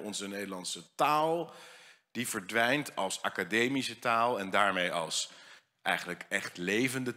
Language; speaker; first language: Dutch; native; Dutch